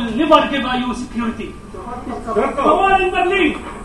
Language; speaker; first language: English; non-native, fluent; Arabic